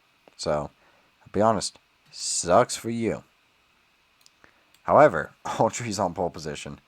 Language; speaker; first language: English; native; English